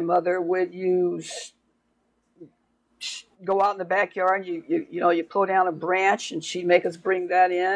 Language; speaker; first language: English; native; English